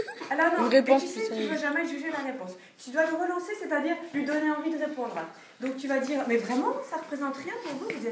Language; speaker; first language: French; native; French